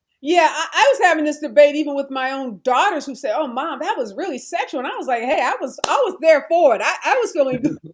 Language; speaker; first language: English; native; English